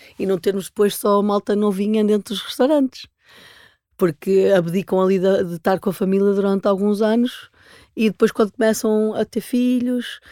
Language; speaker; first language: Portuguese; native; Portuguese